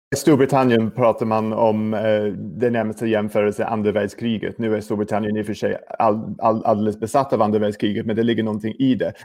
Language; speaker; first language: Swedish; non-native, fluent; English